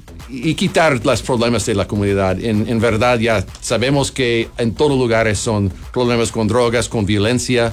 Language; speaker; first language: Spanish; non-native, learner; English